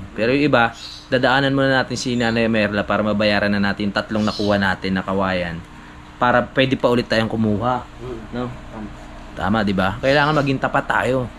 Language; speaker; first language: Filipino; native; Filipino